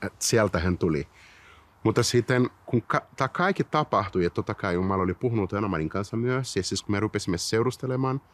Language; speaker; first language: Finnish; non-native, fluent; Portuguese